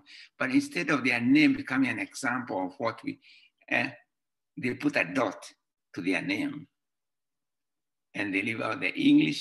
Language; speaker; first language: English; non-native, local second language; Kikuyu